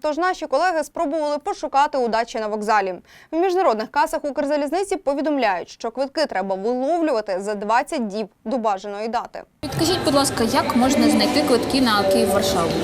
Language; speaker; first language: Ukrainian; native; Ukrainian